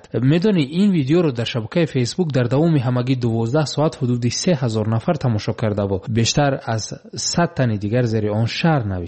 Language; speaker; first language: Tajik; native; Tajik